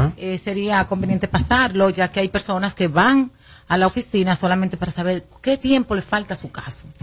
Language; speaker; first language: Spanish; native; Spanish